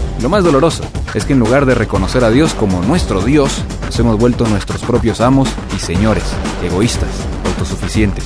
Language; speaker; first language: Spanish; native; Spanish